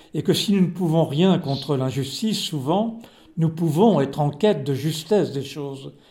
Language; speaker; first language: French; native; French